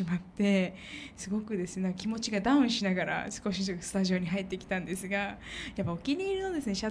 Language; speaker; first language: Japanese; native; Japanese